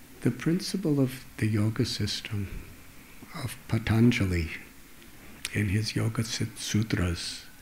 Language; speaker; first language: English; native; English